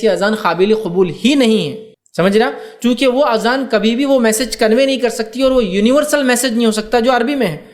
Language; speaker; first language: Urdu; native; Urdu